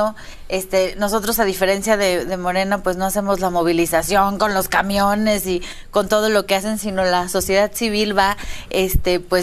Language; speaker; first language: Spanish; native; Spanish